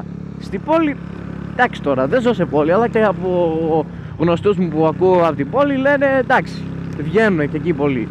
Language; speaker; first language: Greek; native; Greek